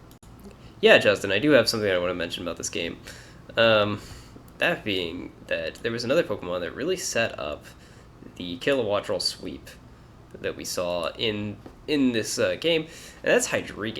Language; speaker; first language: English; native; English